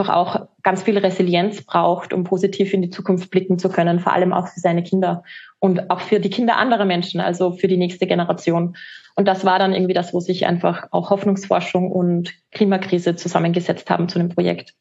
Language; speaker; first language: German; native; German